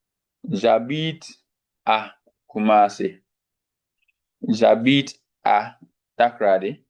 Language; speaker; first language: French; non-native, fluent; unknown